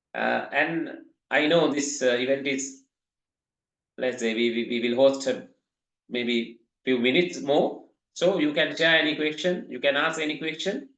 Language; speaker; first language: English; non-native, local second language; Sinhala